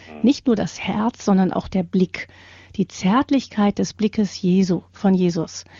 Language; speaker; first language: German; native; German